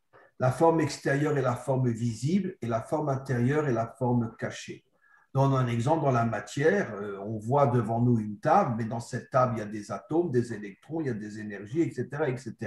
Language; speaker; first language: French; native; French